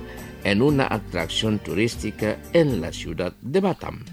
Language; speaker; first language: Spanish; non-native, fluent; Indonesian